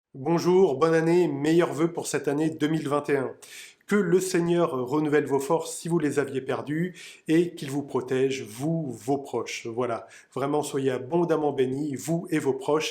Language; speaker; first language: French; native; French